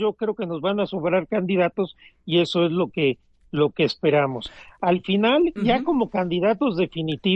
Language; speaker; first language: Spanish; native; Spanish